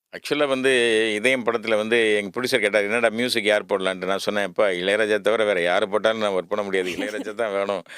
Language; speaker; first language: Tamil; native; Tamil